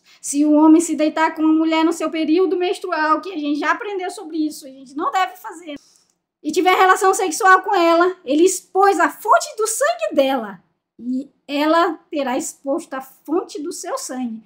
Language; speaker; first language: Portuguese; native; Portuguese